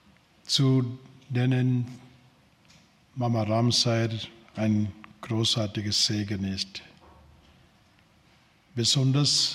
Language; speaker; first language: German; non-native, learner; Telugu